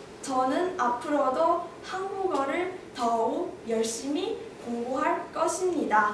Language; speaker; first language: Korean; non-native, learner; Chinese